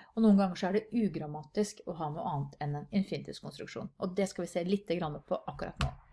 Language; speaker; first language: Norwegian; native; Norwegian